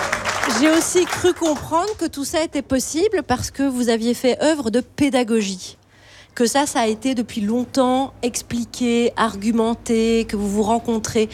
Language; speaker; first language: French; native; French